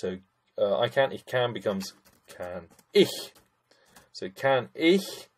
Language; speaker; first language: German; non-native, fluent; English